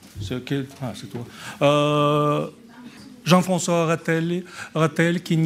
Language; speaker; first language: French; non-native, learner; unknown